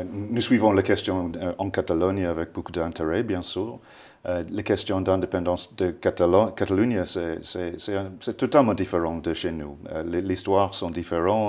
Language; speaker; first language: French; non-native, fluent; English